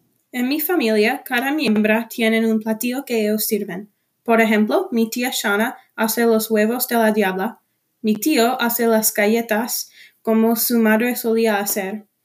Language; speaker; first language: Spanish; non-native, learner; English